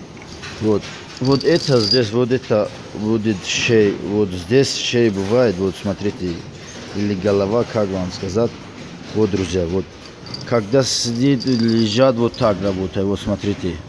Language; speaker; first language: Russian; non-native, fluent; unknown